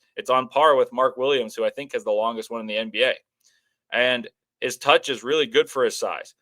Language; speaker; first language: English; native; English